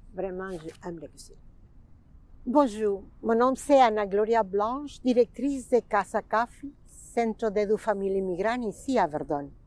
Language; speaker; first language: French; non-native, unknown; Spanish